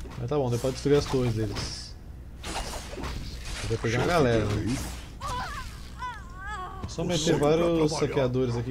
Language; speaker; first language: Portuguese; native; Portuguese